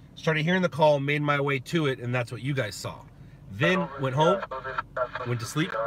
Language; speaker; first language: English; native; English